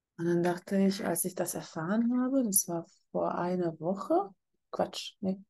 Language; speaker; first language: German; non-native, fluent; Hungarian